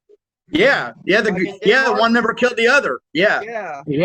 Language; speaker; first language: English; native; English